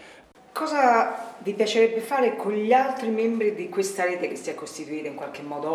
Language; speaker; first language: Italian; native; Italian